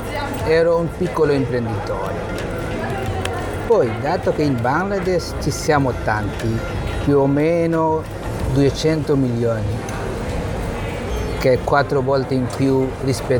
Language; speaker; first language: Italian; non-native, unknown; Bangla